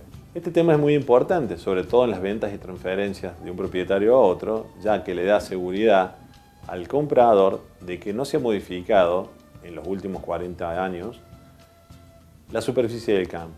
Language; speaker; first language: Spanish; native; Spanish